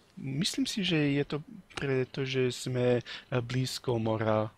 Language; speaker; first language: Slovak; non-native, learner; German